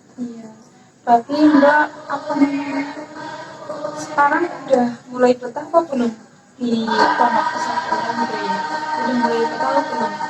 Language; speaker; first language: Indonesian; non-native, local second language; Javanese